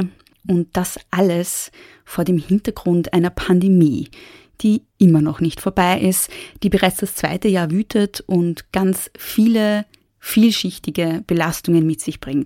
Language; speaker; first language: German; native; German